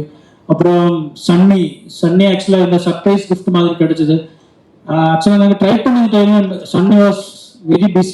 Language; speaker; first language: Tamil; non-native, learner; Malayalam